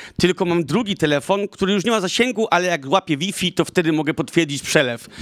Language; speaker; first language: Polish; early bilingual, heritage; Polish